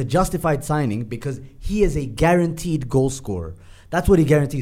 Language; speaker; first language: English; native; English